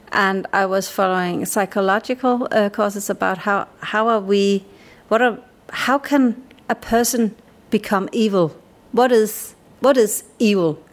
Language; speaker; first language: English; non-native, fluent; Danish